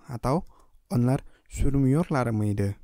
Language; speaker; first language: Turkish; non-native, fluent; Indonesian